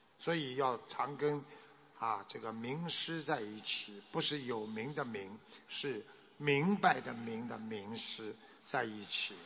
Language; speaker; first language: Chinese; native; Chinese